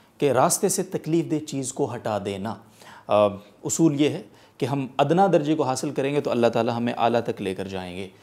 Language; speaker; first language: Urdu; native; Urdu